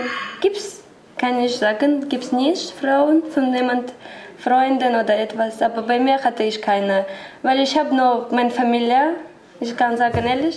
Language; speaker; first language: German; non-native, learner; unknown